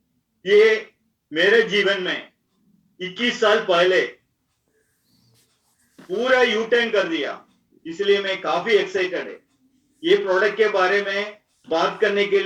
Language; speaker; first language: Hindi; non-native, local second language; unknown